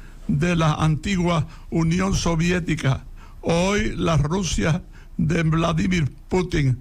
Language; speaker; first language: Spanish; native; Spanish